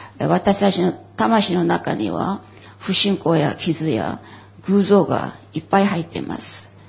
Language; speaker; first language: Japanese; non-native, fluent; Korean